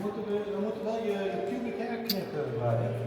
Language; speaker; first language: Dutch; native; Dutch